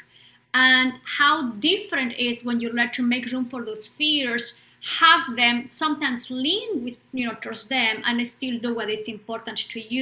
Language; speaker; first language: English; non-native, fluent; Spanish